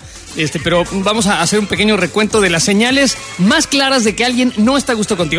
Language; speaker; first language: Spanish; native; Spanish